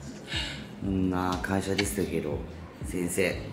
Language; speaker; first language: Japanese; native; Japanese